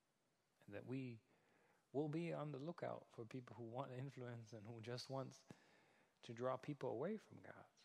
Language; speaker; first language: English; non-native, fluent; Danish